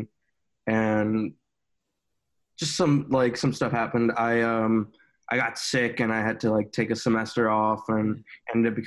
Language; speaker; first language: English; native; English